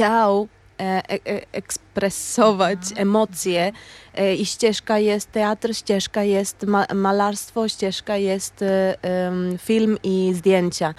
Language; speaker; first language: Polish; non-native, learner; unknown